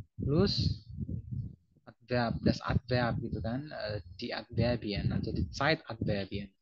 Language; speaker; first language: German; non-native, fluent; Indonesian